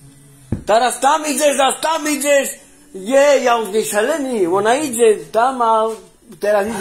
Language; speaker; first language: Slovak; non-native, local second language; Romany